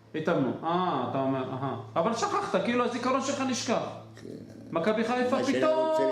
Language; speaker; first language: Hebrew; native; Hebrew